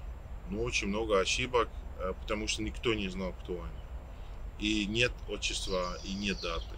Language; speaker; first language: Russian; non-native, fluent; Dutch